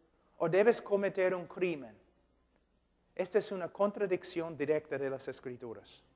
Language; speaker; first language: Spanish; non-native, fluent; English